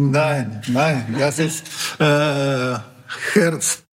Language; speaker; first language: German; non-native, learner; Russian